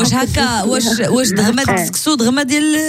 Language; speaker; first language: Arabic; native; Arabic